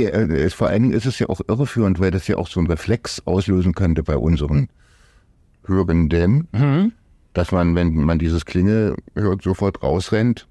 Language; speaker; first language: German; native; German